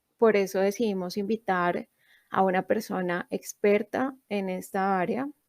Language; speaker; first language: Spanish; native; Spanish